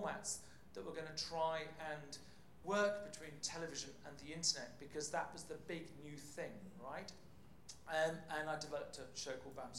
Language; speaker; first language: English; native; English